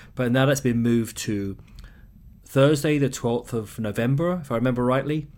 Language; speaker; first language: English; native; English